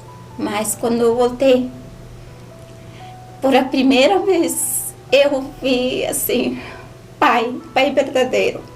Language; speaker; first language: Portuguese; non-native, learner; Spanish